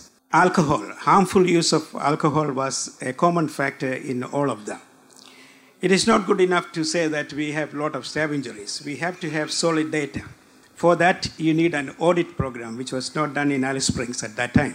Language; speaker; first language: English; non-native, local second language; Malayalam